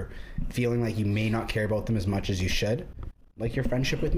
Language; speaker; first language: English; native; English